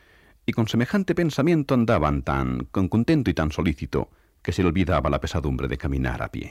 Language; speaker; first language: Spanish; native; Spanish